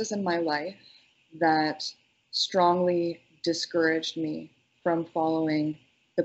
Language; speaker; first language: English; native; English